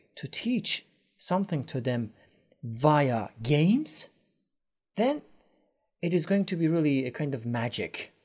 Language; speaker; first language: English; non-native, fluent; Persian